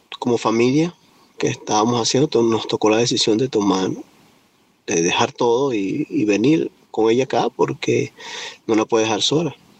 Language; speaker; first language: Spanish; native; Spanish